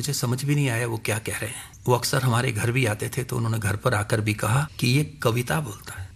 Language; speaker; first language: Hindi; non-native, local second language; Punjabi